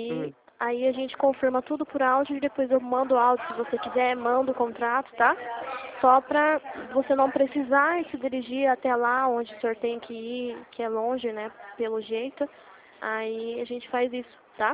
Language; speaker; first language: Portuguese; native; Portuguese